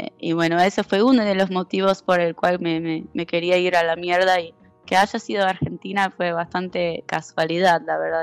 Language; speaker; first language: Spanish; non-native, fluent; English